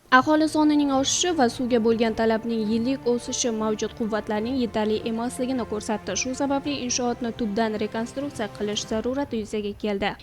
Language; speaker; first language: Uzbek; native; Uzbek